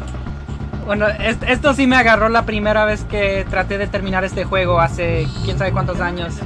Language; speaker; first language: Spanish; non-native, fluent; English